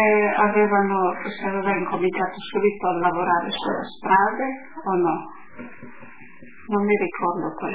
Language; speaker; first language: Italian; early bilingual, heritage; Italian